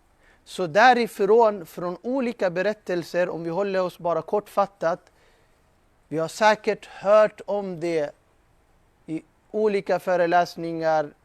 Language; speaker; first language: Swedish; non-native, fluent; Urdu